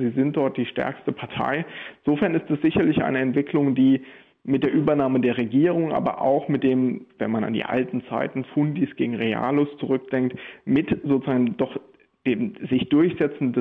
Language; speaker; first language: German; native; German